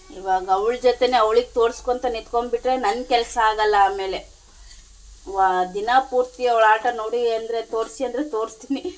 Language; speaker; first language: Kannada; non-native, local second language; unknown